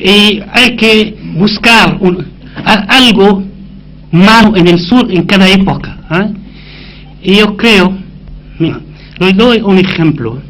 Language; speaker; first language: Spanish; non-native, fluent; Arabic